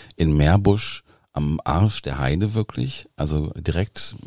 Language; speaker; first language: German; native; German